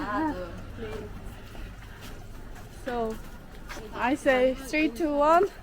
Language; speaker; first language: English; non-native, learner; Macedonian